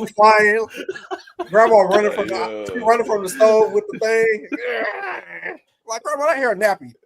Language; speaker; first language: English; native; English